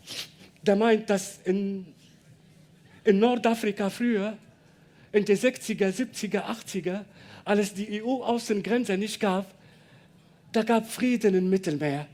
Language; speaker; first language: German; non-native, learner; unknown